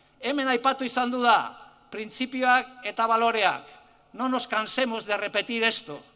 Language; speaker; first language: Basque; native; Basque